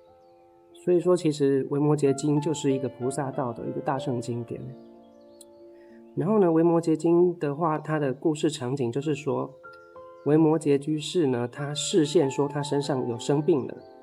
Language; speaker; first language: Chinese; native; Chinese